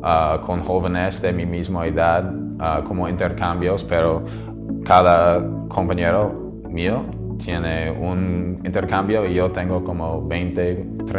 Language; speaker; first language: Spanish; non-native, fluent; English